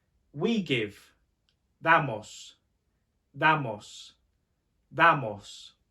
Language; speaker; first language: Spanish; non-native, fluent; English